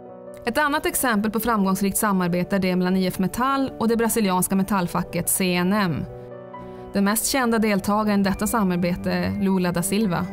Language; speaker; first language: Swedish; native; Swedish